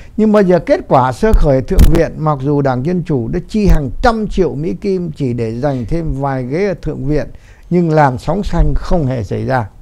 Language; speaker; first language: Vietnamese; native; Vietnamese